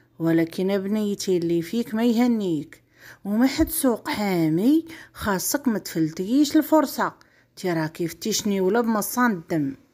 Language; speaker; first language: Arabic; native; Arabic